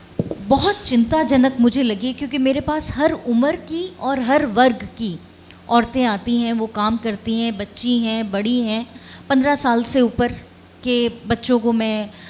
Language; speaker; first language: Hindi; native; Hindi